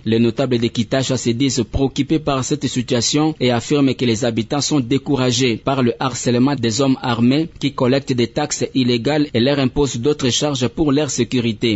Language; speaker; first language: French; non-native, local second language; Swahili